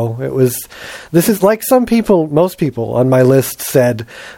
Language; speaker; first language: English; native; English